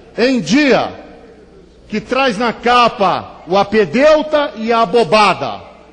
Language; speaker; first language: Portuguese; native; Portuguese